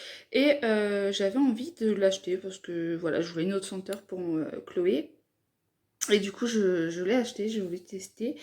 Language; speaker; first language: French; native; French